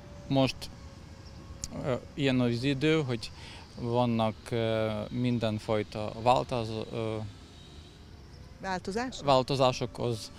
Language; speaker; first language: Hungarian; non-native, local second language; Ukrainian